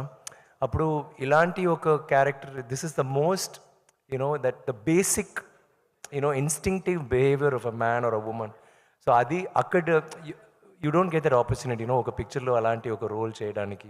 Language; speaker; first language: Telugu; non-native, learner; Tamil